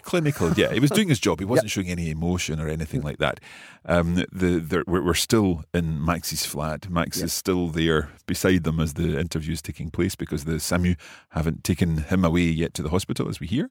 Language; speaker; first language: English; native; English